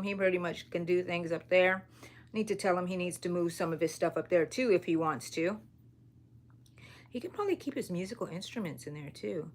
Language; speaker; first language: English; native; English